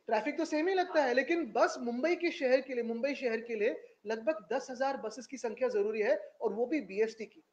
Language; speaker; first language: Hindi; non-native, local second language; Marathi